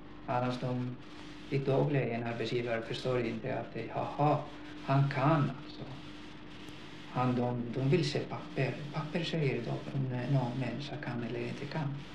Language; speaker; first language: Swedish; non-native, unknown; Greek